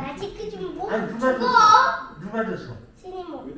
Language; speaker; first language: Korean; early bilingual, heritage; Korean